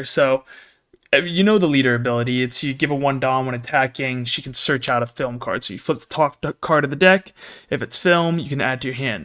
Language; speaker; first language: English; native; English